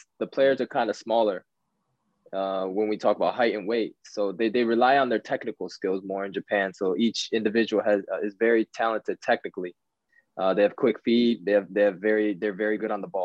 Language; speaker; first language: English; early bilingual, other home language; Japanese